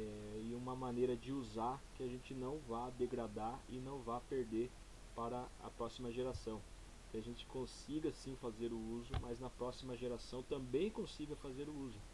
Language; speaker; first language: Portuguese; native; Portuguese